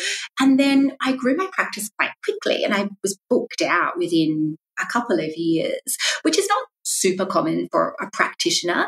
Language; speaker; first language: English; native; English